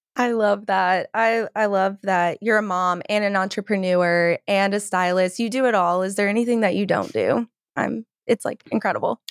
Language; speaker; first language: English; native; English